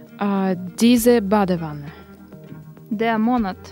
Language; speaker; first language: German; non-native, learner; Russian